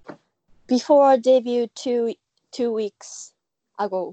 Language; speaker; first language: English; non-native, learner; Japanese